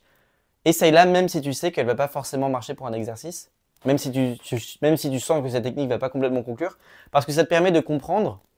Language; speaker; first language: French; native; French